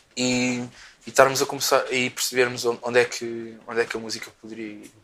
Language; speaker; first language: Portuguese; native; Portuguese